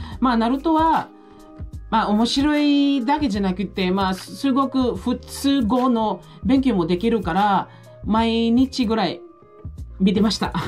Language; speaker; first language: Japanese; non-native, fluent; Filipino